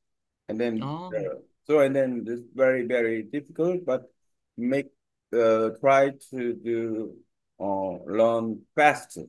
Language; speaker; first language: English; non-native, learner; Korean